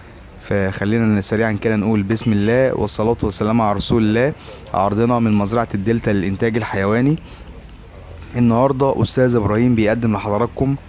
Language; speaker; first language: Arabic; native; Arabic